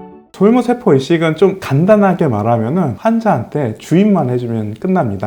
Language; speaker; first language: Korean; native; Korean